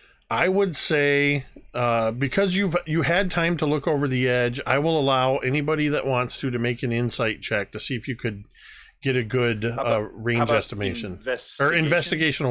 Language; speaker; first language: English; native; English